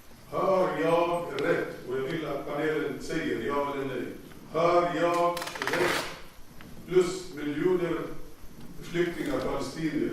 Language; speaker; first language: Swedish; non-native, fluent; Arabic